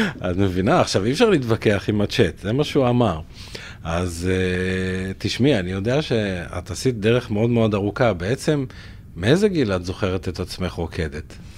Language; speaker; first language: Hebrew; native; Hebrew